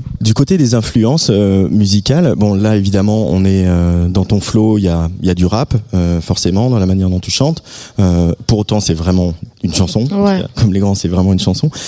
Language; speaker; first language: French; native; French